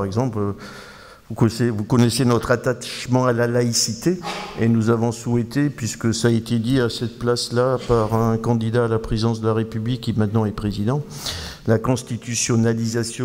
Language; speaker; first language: French; native; French